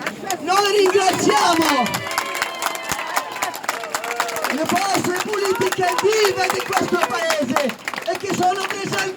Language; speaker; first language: Italian; non-native, local second language; Arabic